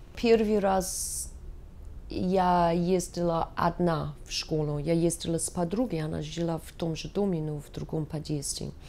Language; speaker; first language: Russian; non-native, fluent; English